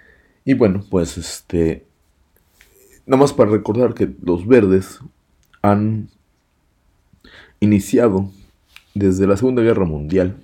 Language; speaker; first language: Spanish; native; Spanish